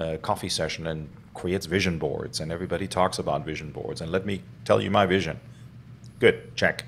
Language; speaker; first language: English; non-native, fluent; German